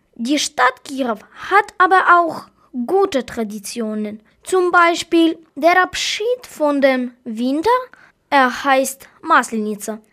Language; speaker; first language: German; non-native, learner; Russian